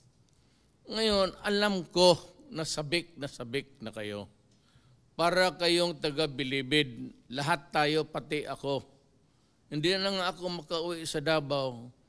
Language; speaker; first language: Filipino; non-native, local second language; Cebuano